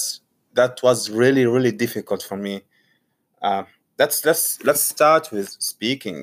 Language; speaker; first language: English; non-native, learner; Arabic